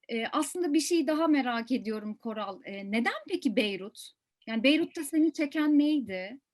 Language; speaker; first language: Turkish; native; Turkish